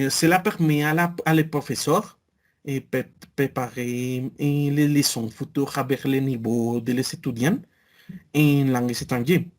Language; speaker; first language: French; non-native, learner; Spanish